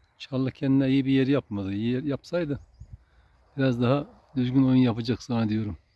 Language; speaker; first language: Turkish; native; Turkish